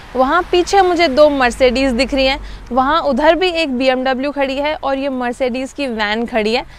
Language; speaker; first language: Hindi; native; Hindi